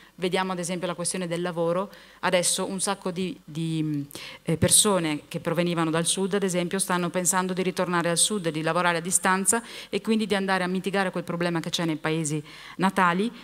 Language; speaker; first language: Italian; native; Italian